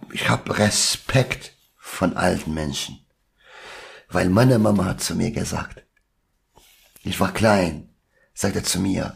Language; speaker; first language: German; non-native, local second language; Albanian